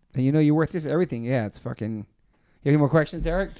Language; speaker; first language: English; native; English